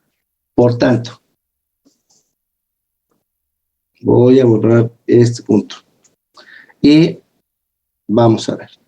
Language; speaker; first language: Spanish; native; Spanish